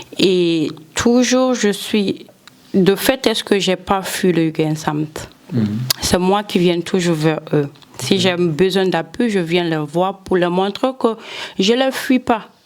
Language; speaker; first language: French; non-native, local second language; Fula